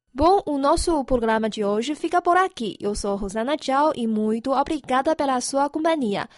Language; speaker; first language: Portuguese; non-native, fluent; Chinese